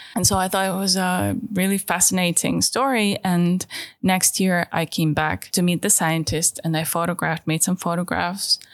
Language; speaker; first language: English; non-native, fluent; Russian